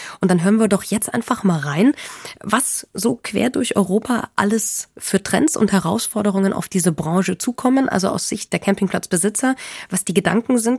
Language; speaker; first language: German; native; German